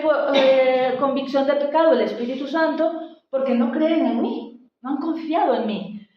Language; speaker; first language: Spanish; native; Spanish